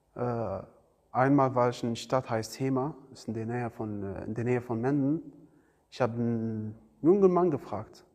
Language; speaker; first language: German; non-native, learner; Arabic